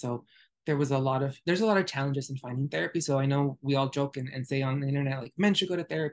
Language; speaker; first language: English; early bilingual, other home language; Spanish